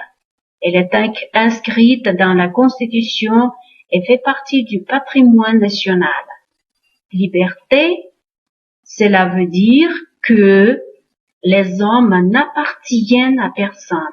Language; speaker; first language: French; non-native, fluent; Uzbek